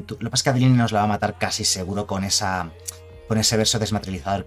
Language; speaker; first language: Spanish; native; Spanish